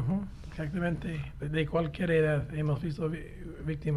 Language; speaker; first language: Spanish; non-native, fluent; English